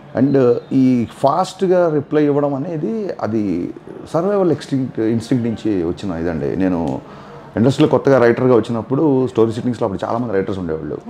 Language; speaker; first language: Telugu; native; Telugu